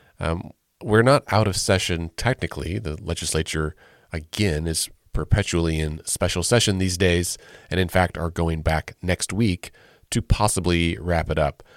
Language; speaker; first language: English; native; English